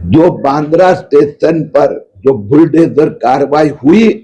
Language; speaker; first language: Hindi; non-native, local second language; Marathi